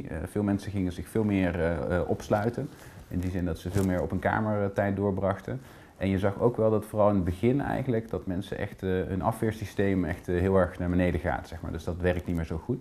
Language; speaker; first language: Dutch; native; Dutch